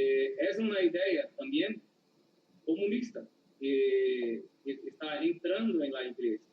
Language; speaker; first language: Spanish; non-native, learner; Portuguese